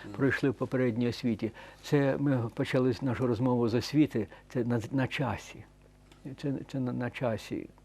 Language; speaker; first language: Ukrainian; native; Ukrainian